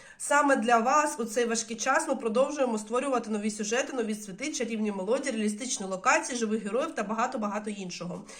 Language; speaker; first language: Ukrainian; non-native, local second language; Russian